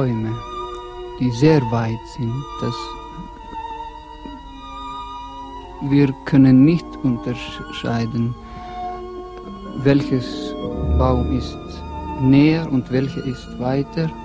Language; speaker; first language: German; non-native, fluent; Estonian